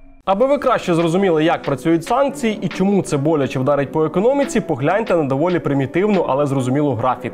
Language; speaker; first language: Ukrainian; native; Ukrainian